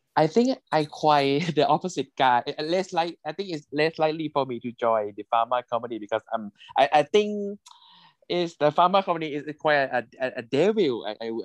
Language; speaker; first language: English; non-native, fluent; Thai